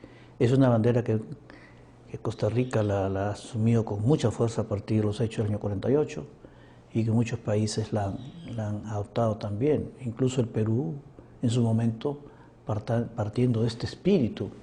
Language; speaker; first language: Spanish; native; Spanish